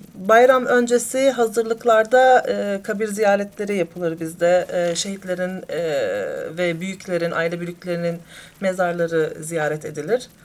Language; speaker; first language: Turkish; early bilingual, other home language; Arabic